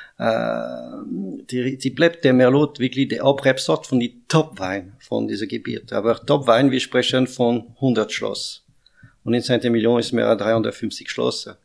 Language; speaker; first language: German; non-native, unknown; French